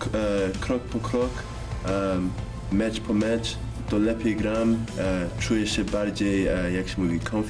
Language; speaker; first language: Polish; early bilingual, heritage; English